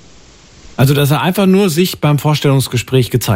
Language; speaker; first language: German; native; German